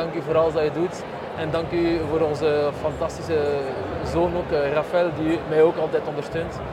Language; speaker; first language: Dutch; non-native, local second language; French